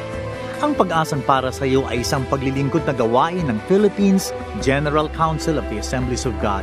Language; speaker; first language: Filipino; native; Filipino